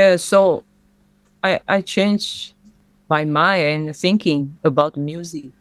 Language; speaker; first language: English; non-native, learner; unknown